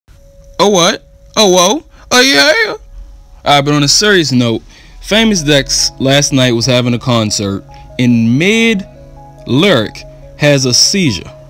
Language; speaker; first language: English; native; English